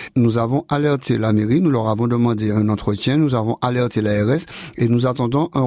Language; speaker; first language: French; native; French